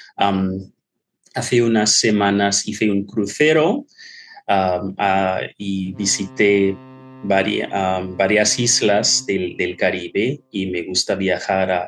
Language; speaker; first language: Spanish; non-native, fluent; English